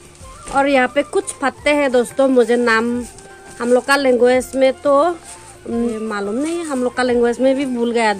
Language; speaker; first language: Hindi; non-native, local second language; Chakma